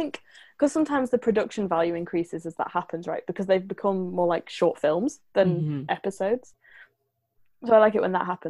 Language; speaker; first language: English; native; English